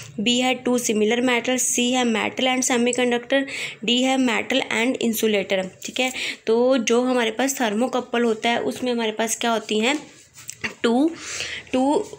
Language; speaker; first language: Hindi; non-native, local second language; Punjabi